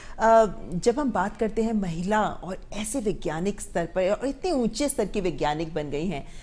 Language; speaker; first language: Hindi; native; Hindi